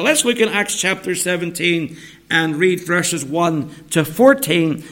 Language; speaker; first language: English; native; English